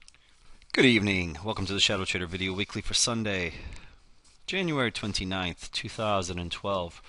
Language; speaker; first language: English; native; English